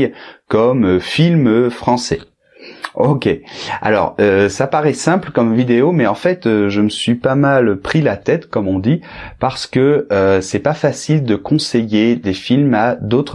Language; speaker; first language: French; native; French